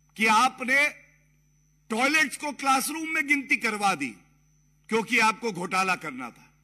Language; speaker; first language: Hindi; native; Hindi